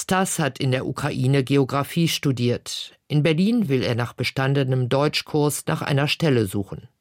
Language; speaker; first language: German; native; German